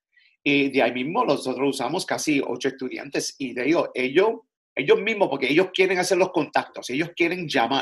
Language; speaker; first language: Spanish; early bilingual, other home language; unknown